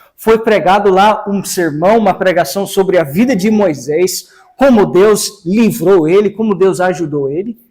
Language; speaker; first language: Portuguese; non-native, fluent; English